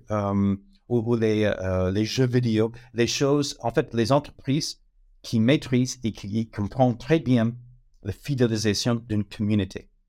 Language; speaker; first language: French; non-native, fluent; English